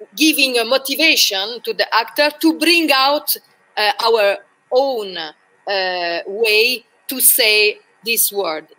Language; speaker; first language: English; non-native, learner; French